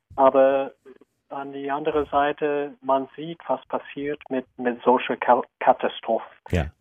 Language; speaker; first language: German; non-native, fluent; English